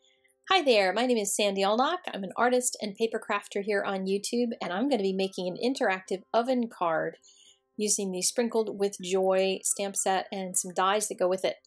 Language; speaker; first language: English; native; English